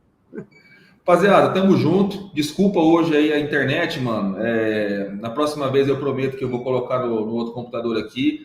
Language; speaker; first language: Portuguese; native; Portuguese